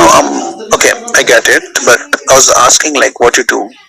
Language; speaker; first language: English; non-native, local second language; Hindi